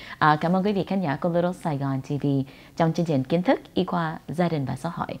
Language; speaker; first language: Vietnamese; early bilingual, heritage; Vietnamese